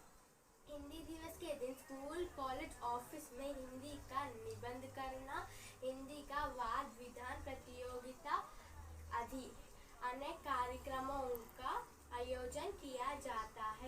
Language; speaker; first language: Hindi; non-native, local second language; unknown